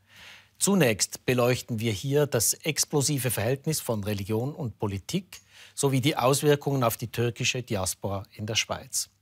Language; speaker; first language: German; native; German